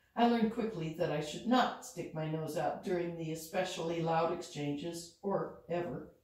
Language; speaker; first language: English; native; English